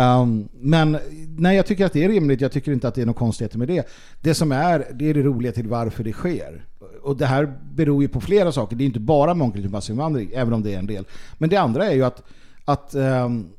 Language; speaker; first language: Swedish; native; Swedish